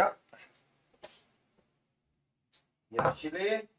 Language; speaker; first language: English; non-native, learner; Thai